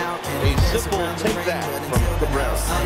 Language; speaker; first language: English; native; English